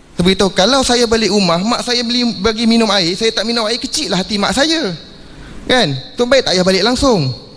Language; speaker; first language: Malay; non-native, local second language; Chinese